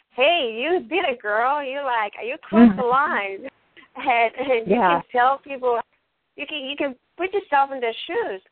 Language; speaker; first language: English; non-native, fluent; Spanish